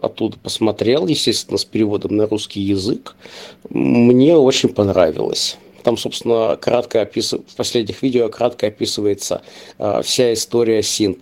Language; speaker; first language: Russian; native; Russian